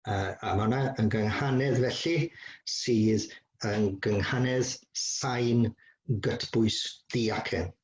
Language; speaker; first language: Welsh; native; Welsh